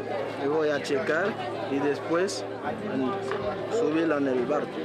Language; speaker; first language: Spanish; non-native, learner; Haitian Creole